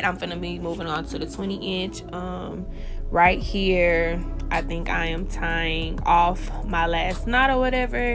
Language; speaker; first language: English; native; English